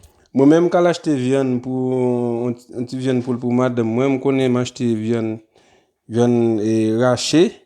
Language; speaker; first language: French; non-native, learner; Haitian Creole